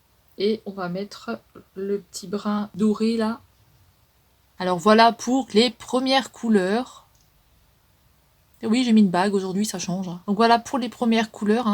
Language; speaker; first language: French; native; French